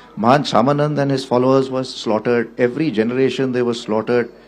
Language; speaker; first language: English; non-native, local second language; Hindi